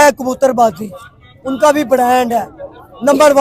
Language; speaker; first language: Hindi; non-native, local second language; Punjabi